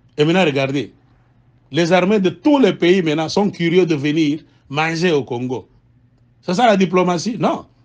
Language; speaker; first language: French; non-native, local second language; Swahili